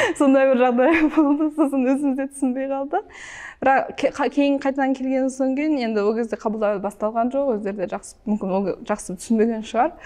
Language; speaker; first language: Kazakh; early bilingual, heritage; Kazakh